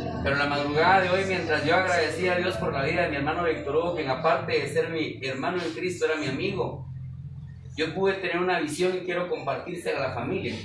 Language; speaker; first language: Spanish; native; Spanish